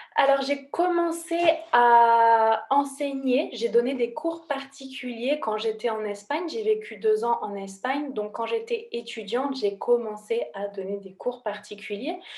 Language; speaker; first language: French; native; French